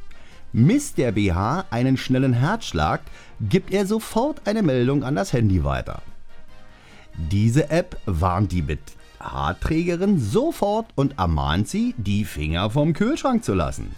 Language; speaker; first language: German; native; German